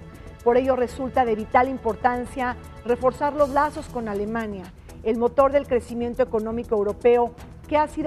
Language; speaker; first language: Spanish; native; Spanish